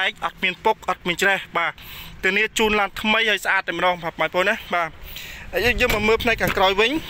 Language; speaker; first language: Khmer; native; Khmer